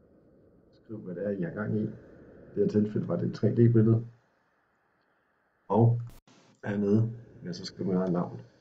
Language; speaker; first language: Danish; native; Danish